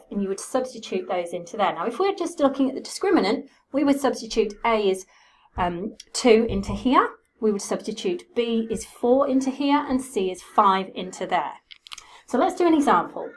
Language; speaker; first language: English; native; English